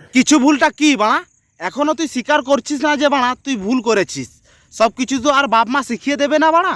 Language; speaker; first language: Bangla; non-native, local second language; Santali